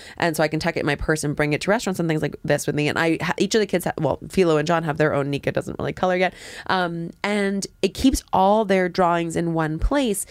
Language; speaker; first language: English; native; English